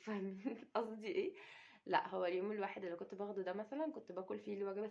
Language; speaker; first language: Arabic; native; Arabic